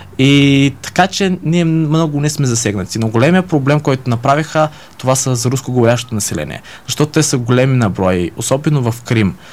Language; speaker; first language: Bulgarian; early bilingual, heritage; Bulgarian